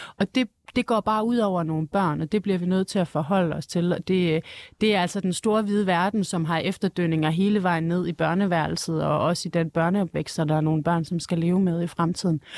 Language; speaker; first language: Danish; native; Danish